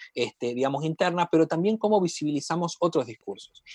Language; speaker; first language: Spanish; native; Spanish